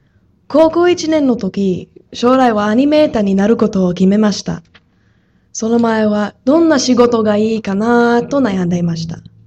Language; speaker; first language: Japanese; non-native, fluent; English